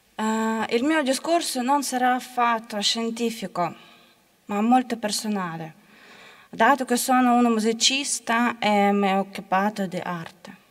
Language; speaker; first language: Italian; non-native, learner; Ukrainian